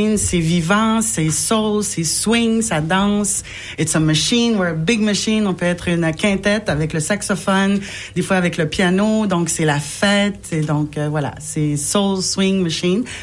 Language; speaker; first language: French; native; French